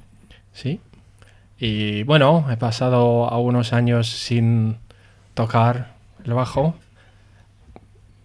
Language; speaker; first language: Spanish; non-native, learner; English